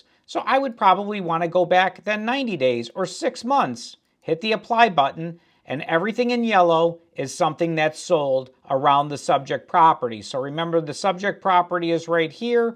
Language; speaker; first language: English; native; English